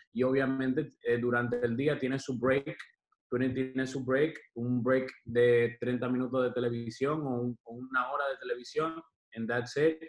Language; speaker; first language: Spanish; native; Spanish